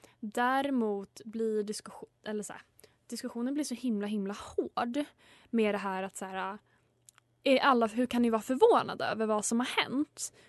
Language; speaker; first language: Swedish; native; Swedish